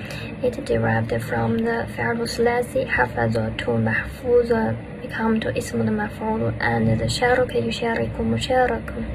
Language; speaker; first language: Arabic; non-native, learner; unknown